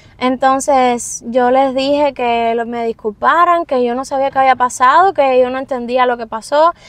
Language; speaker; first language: Spanish; native; Spanish